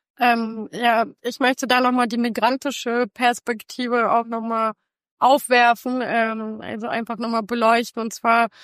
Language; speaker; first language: German; non-native, fluent; Russian